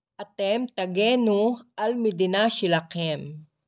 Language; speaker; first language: Hebrew; non-native, learner; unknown